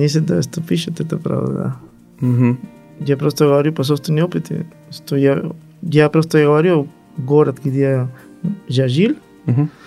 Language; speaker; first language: Russian; non-native, learner; Spanish